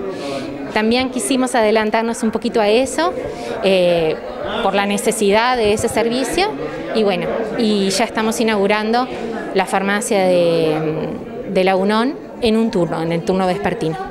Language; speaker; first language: Spanish; native; Spanish